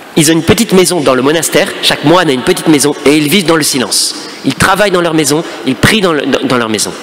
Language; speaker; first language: French; native; French